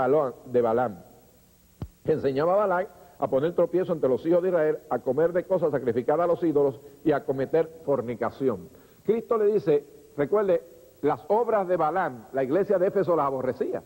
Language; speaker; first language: Spanish; native; Spanish